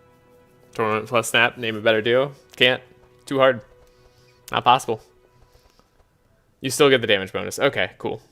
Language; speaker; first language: English; native; English